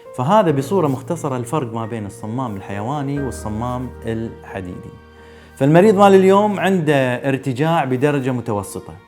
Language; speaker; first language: Arabic; native; Arabic